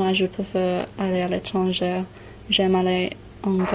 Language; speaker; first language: French; non-native, learner; English